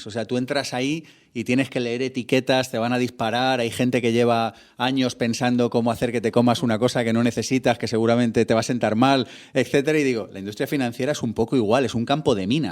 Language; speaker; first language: Spanish; native; Spanish